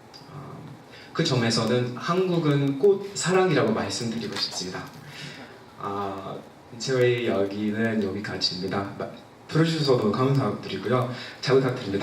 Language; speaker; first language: Korean; non-native, fluent; English